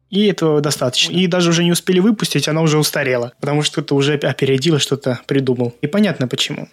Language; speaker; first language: Russian; non-native, local second language; Azerbaijani